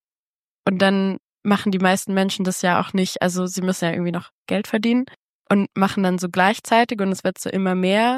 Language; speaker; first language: German; native; German